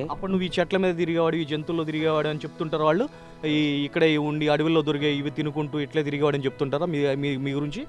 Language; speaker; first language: Telugu; native; Telugu